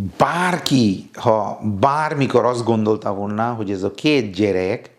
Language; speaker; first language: Hungarian; non-native, fluent; Bangla